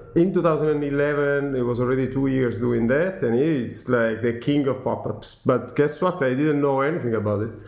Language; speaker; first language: English; non-native, fluent; Italian